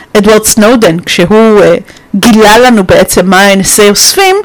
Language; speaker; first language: Hebrew; non-native, fluent; Romanian